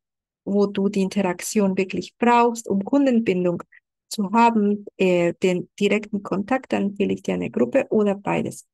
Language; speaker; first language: German; non-native, fluent; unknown